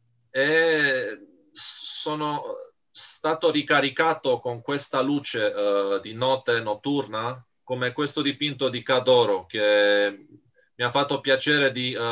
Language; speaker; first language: Italian; non-native, fluent; Romanian